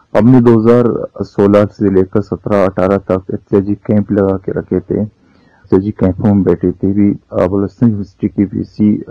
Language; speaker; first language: Urdu; non-native, local second language; Baluchi